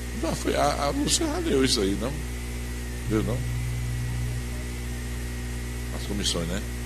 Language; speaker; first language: Portuguese; native; Portuguese